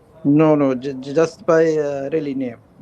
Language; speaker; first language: English; non-native, learner; Arabic